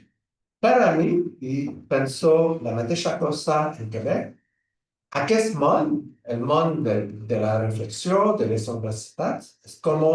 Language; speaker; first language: Catalan; non-native, learner; French